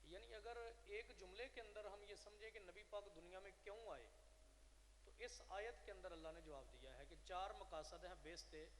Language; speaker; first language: Urdu; non-native, local second language; Punjabi